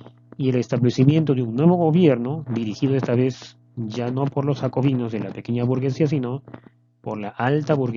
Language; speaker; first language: Spanish; native; Spanish